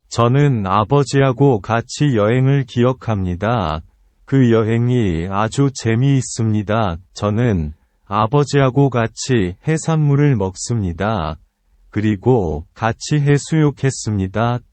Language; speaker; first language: Korean; non-native, learner; Vietnamese